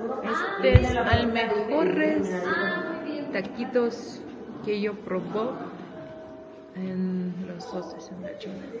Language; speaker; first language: Spanish; non-native, learner; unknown